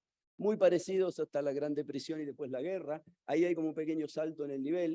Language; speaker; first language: Spanish; native; Spanish